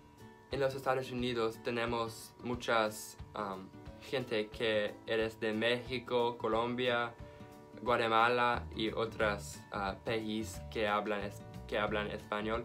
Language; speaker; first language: Spanish; non-native, learner; English